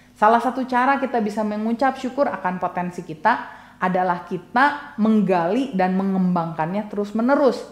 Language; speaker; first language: Indonesian; native; Indonesian